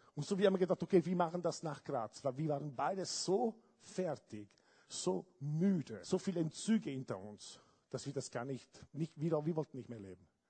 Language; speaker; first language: German; non-native, fluent; Italian